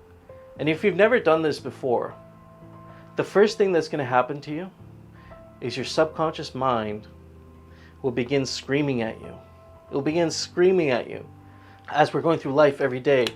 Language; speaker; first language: English; native; English